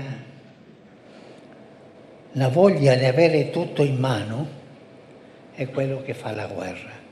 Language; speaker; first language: Italian; non-native, fluent; Spanish